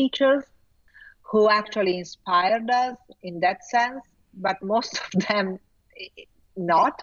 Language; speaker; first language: English; non-native, fluent; Italian